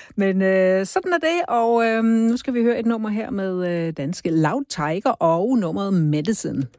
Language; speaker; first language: Danish; native; Danish